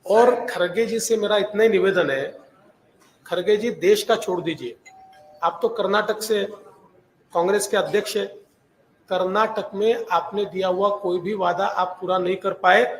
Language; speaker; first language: Hindi; non-native, local second language; Marathi